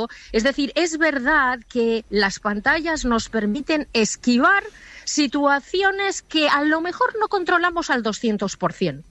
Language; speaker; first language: Spanish; native; Spanish